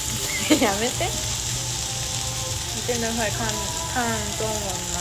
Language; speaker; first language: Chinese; non-native, learner; Japanese